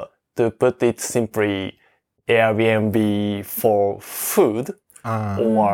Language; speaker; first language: English; non-native, learner; Japanese